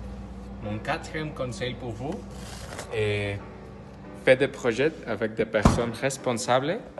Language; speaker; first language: French; non-native, learner; Spanish